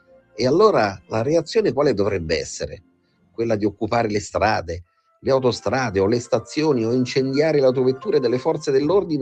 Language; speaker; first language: Italian; native; Italian